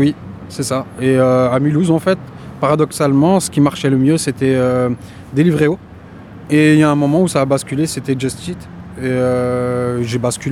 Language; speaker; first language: French; native; French